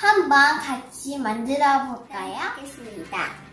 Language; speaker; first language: Korean; early bilingual, heritage; Korean